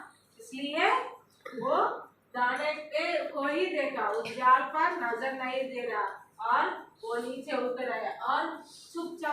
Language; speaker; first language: Hindi; non-native, local second language; Telugu